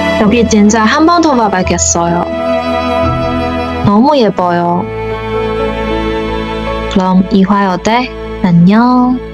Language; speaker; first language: Korean; non-native, fluent; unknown